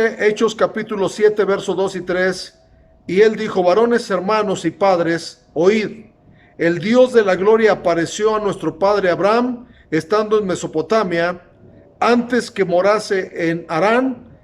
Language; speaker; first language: Spanish; native; Spanish